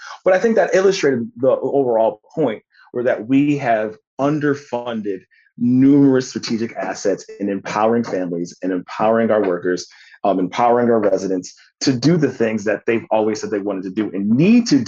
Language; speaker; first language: English; native; English